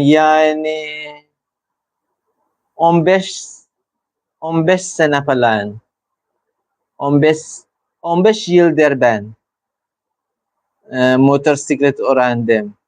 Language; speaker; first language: Turkish; non-native, learner; Filipino